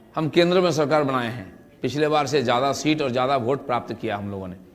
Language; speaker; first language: Hindi; non-native, local second language; Bangla